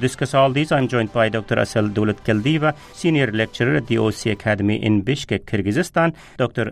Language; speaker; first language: English; non-native, fluent; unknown